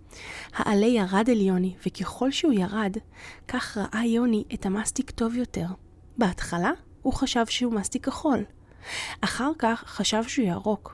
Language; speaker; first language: Hebrew; native; Hebrew